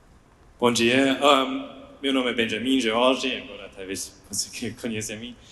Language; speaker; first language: Portuguese; non-native, fluent; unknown